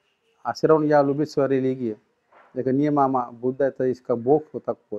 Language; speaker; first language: Russian; non-native, learner; Sinhala